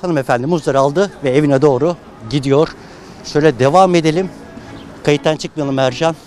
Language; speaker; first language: Turkish; native; Turkish